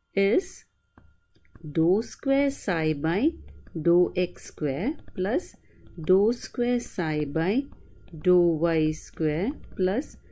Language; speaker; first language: English; non-native, local second language; Malayalam